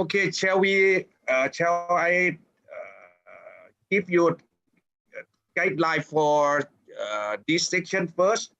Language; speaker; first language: English; non-native, fluent; Thai